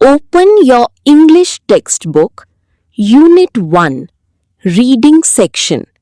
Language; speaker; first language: English; non-native, local second language; Gujarati